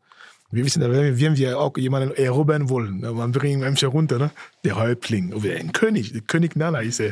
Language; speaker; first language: German; non-native, fluent; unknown